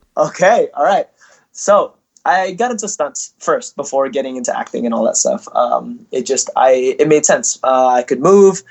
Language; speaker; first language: English; early bilingual, other home language; Indonesian